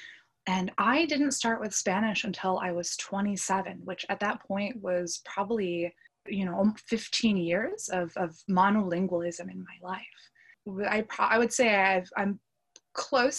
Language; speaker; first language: English; early bilingual, other home language; Polish